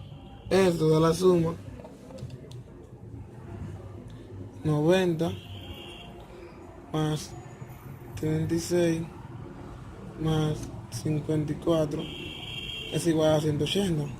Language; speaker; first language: Spanish; native; Spanish